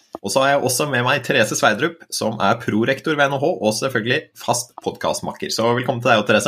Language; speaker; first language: Norwegian; native; Norwegian